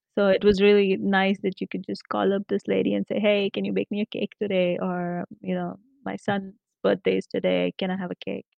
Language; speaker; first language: English; non-native, local second language; Marathi